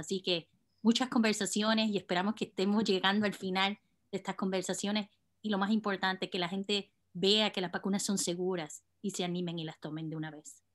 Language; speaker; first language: Spanish; native; Spanish